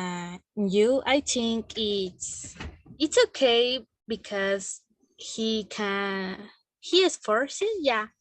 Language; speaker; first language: English; non-native, learner; Spanish